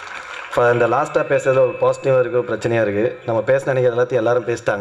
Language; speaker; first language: Tamil; native; Tamil